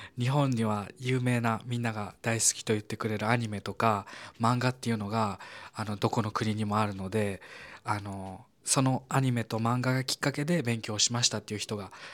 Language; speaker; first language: Japanese; native; Japanese